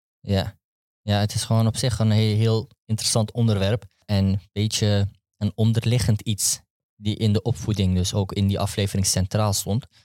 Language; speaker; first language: Dutch; native; Dutch